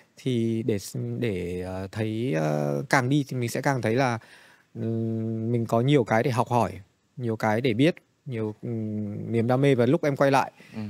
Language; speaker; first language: Vietnamese; native; Vietnamese